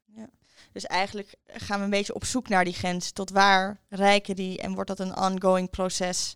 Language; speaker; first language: Dutch; native; Dutch